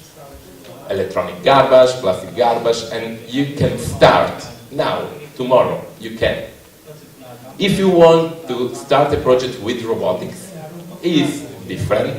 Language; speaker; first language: English; non-native, learner; Italian